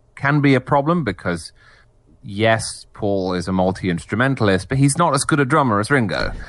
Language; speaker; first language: English; native; English